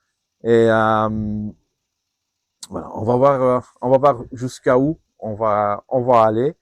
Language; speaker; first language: French; non-native, fluent; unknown